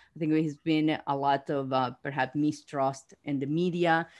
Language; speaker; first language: English; non-native, fluent; Spanish